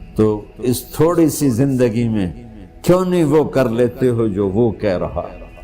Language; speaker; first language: Urdu; non-native, local second language; Punjabi